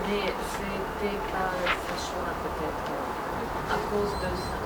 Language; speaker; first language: French; non-native, learner; Russian